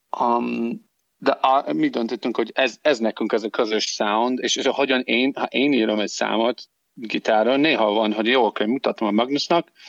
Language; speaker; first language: Hungarian; non-native, learner; English